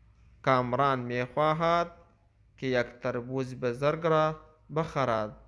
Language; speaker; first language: Persian; non-native, local second language; Pashto